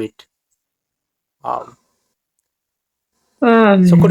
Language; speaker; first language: English; non-native, fluent; Bangla